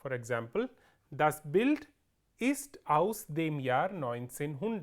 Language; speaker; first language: German; non-native, fluent; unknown